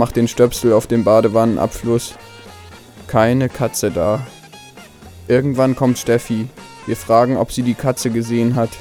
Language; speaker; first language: German; native; German